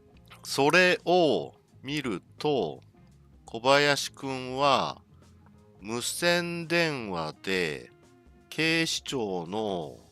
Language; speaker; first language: Japanese; non-native, learner; English